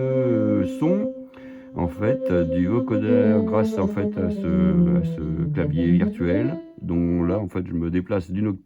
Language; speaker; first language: French; native; French